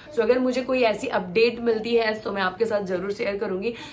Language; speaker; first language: Hindi; non-native, local second language; Gujarati